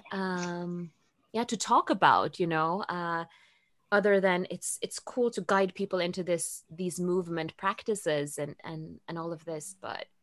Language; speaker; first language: English; non-native, fluent; Norwegian